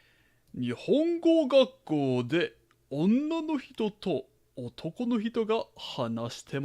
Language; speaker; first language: Japanese; non-native, fluent; English